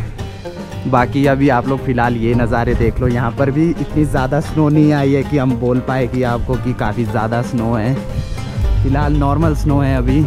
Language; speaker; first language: Hindi; non-native, local second language; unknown